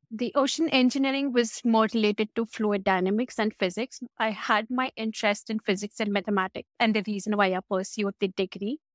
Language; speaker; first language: English; non-native, local second language; Hindi